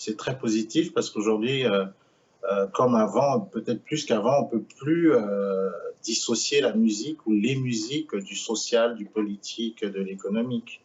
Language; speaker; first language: French; native; French